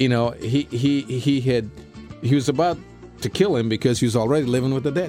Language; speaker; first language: English; native; English